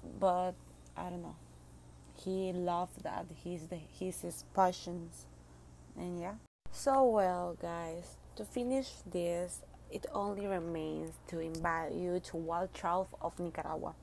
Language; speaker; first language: English; non-native, learner; Spanish